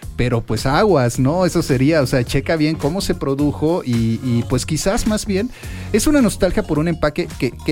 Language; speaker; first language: Spanish; native; Spanish